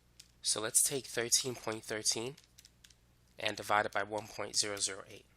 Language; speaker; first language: English; native; English